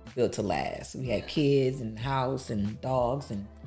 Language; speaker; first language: English; native; English